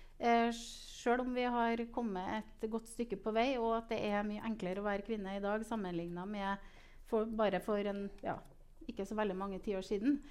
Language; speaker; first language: Norwegian; native; Norwegian